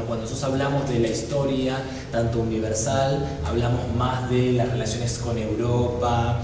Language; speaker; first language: Spanish; native; Spanish